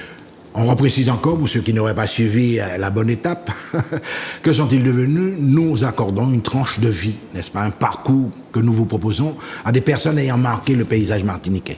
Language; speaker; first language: French; native; French